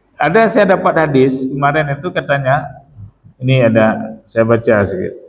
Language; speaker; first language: Malay; non-native, local second language; Achinese